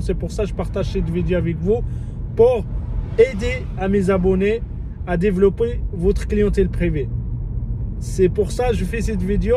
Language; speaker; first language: French; non-native, fluent; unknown